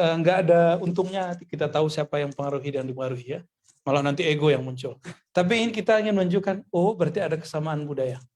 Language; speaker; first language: Indonesian; non-native, local second language; Minangkabau